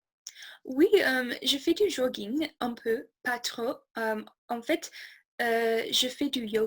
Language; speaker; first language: French; non-native, fluent; English